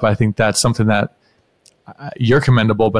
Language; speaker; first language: English; native; English